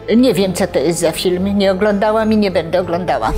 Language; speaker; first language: Polish; native; Polish